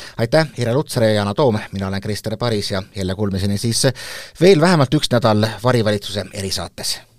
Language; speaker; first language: Estonian; non-native, local second language; Russian